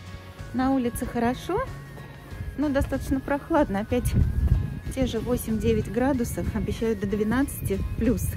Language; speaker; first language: Russian; native; Russian